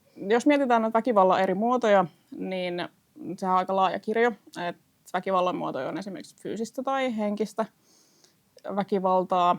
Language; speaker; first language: Finnish; native; Finnish